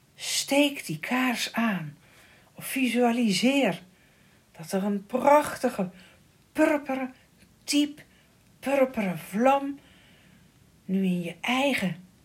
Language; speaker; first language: Dutch; native; Dutch